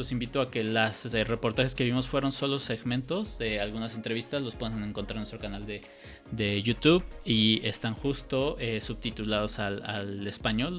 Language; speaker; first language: Spanish; native; Spanish